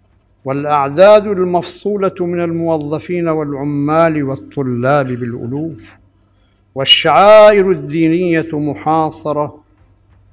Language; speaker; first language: Arabic; native; Arabic